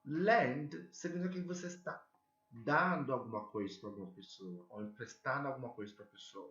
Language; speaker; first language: Portuguese; non-native, learner; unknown